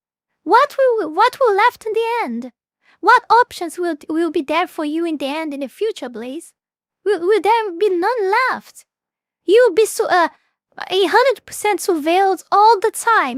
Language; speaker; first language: English; non-native, fluent; Portuguese